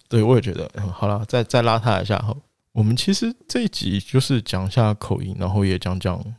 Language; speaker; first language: Chinese; non-native, local second language; Wu Chinese